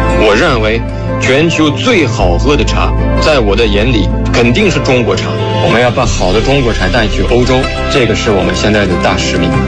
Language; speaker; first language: Chinese; non-native, fluent; French